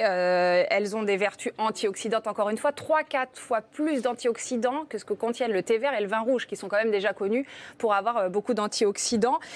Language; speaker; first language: French; native; French